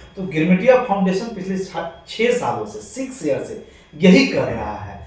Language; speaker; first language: Hindi; native; Hindi